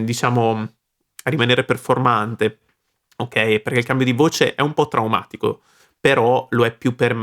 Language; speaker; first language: Italian; native; Italian